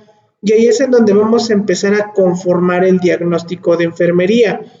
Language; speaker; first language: Spanish; native; Spanish